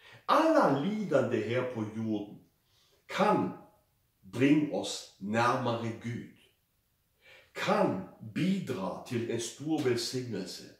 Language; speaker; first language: Swedish; non-native, fluent; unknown